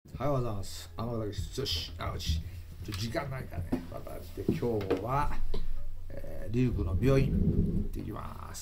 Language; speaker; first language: Japanese; native; Japanese